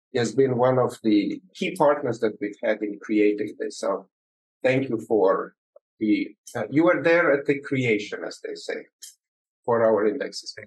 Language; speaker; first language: English; early bilingual, other home language; Romanian